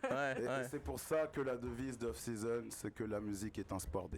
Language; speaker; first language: French; native; French